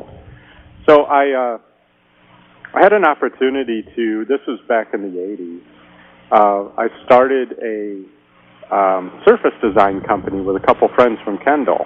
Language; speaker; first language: English; native; English